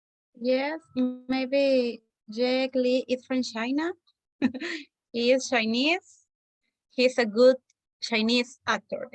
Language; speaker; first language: English; non-native, learner; Spanish